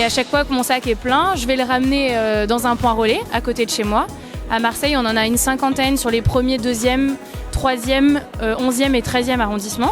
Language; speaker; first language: French; native; French